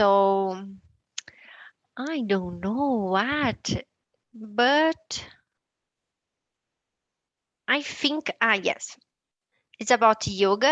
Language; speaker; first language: English; non-native, learner; Portuguese